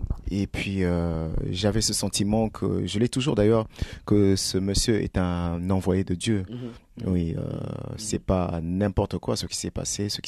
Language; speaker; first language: French; non-native, local second language; Lingala